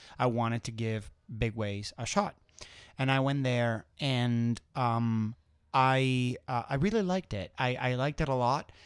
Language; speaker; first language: English; non-native, fluent; Spanish